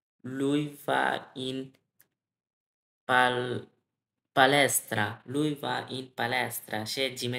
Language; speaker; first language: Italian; non-native, learner; Bangla